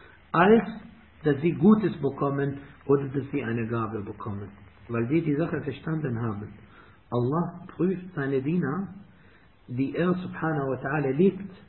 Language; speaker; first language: German; non-native, fluent; Arabic